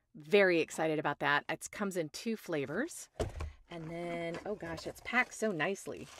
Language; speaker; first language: English; native; English